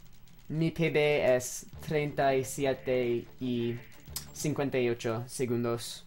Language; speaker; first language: Spanish; non-native, learner; English